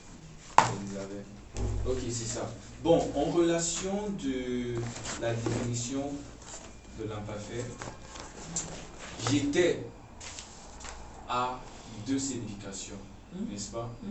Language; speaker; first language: French; non-native, fluent; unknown